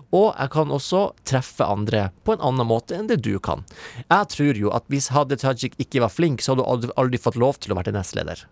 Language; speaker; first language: Norwegian; native; Norwegian